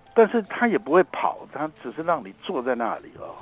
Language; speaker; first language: Chinese; native; Chinese